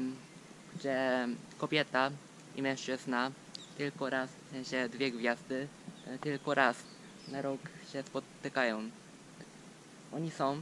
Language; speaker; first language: Polish; non-native, fluent; Japanese